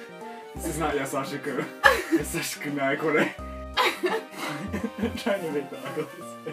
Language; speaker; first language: Japanese; non-native, learner; English